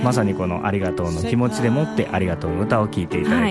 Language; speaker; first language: Japanese; native; Japanese